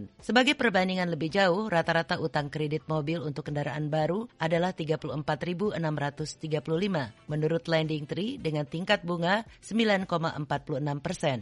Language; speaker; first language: Indonesian; native; Indonesian